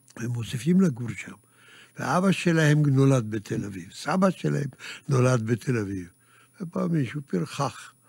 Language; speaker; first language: Hebrew; early bilingual, other home language; Yiddish